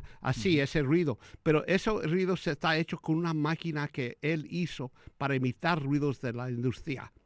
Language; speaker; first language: Spanish; early bilingual, heritage; Spanish